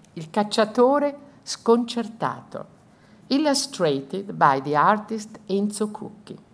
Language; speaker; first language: English; non-native, fluent; Italian